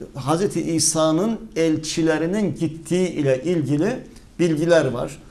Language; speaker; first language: Turkish; native; Turkish